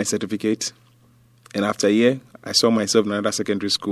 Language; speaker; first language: English; non-native, local second language; Ga